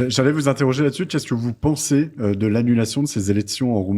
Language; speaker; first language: French; native; French